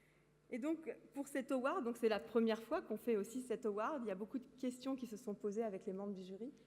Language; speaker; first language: French; native; French